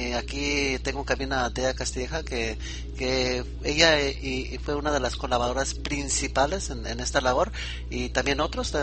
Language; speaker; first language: Spanish; native; Spanish